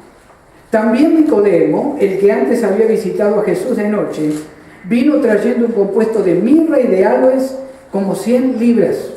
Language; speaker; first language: Spanish; native; Spanish